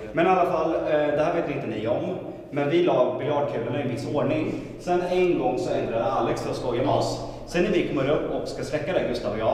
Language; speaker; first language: Swedish; native; Swedish